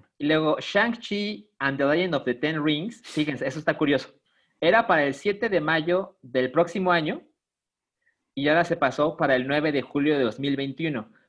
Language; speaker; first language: Spanish; native; Spanish